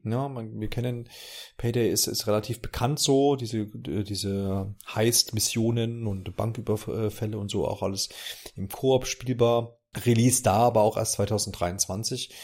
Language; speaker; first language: German; native; German